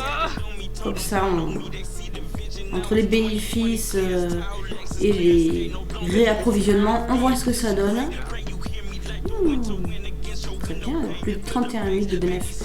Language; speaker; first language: French; native; French